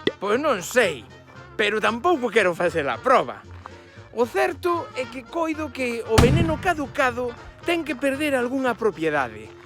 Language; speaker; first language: Galician; non-native, local second language; Spanish